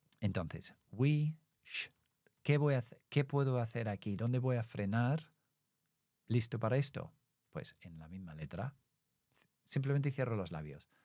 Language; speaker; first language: Spanish; non-native, fluent; English